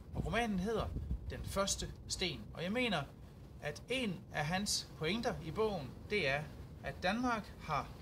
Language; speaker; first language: Danish; native; Danish